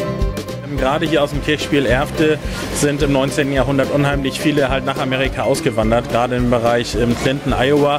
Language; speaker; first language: German; native; German